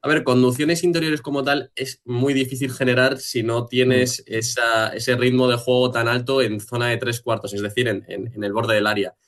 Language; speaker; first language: Spanish; native; Spanish